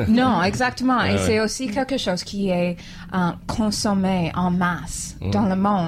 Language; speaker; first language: French; non-native, fluent; English